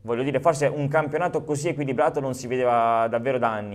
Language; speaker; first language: Italian; native; Italian